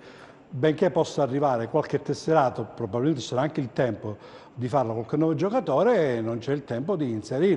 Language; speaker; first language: Italian; native; Italian